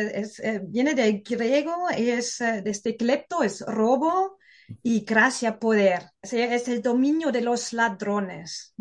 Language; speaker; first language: Spanish; non-native, fluent; German